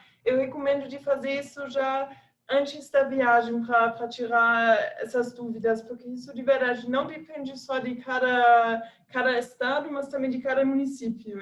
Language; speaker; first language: Portuguese; non-native, fluent; German